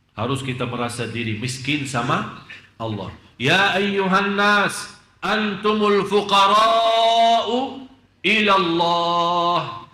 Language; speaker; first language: Malay; non-native, fluent; Arabic